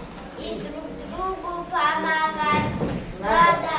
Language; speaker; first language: Russian; non-native, learner; Kyrgyz